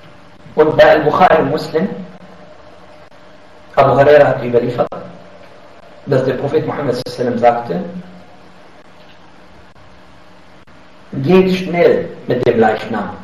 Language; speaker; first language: German; non-native, fluent; Arabic